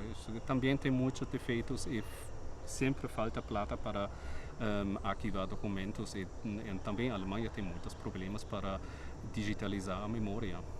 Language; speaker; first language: Portuguese; non-native, fluent; German